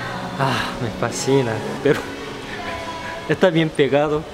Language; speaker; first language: Spanish; non-native, fluent; Korean